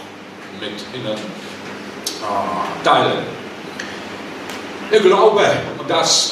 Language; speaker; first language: German; non-native, learner; Russian